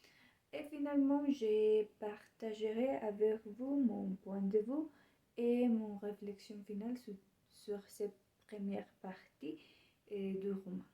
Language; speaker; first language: French; non-native, learner; Spanish